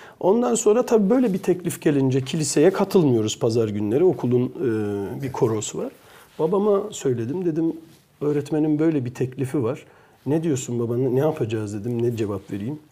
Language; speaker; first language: Turkish; early bilingual, heritage; Turkish